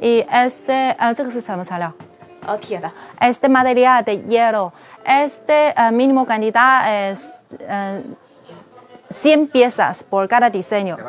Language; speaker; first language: Spanish; non-native, learner; Chinese